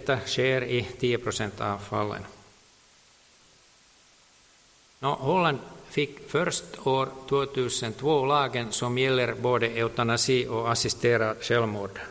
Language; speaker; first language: Swedish; non-native, local second language; Finnish